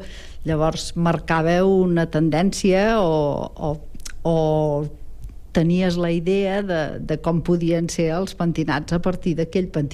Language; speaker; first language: Catalan; native; Catalan